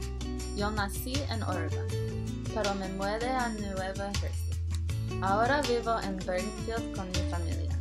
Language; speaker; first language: Spanish; non-native, learner; English